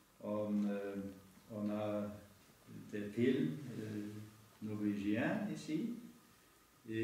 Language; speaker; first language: French; non-native, fluent; Norwegian